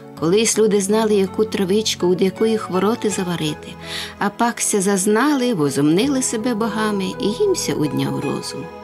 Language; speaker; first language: Ukrainian; native; Ukrainian